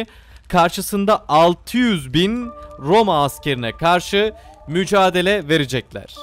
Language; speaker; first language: Turkish; native; Turkish